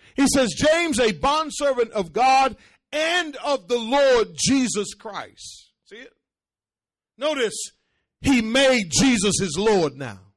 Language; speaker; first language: English; early bilingual, other home language; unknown